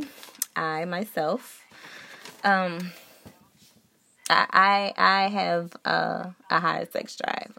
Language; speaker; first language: English; native; English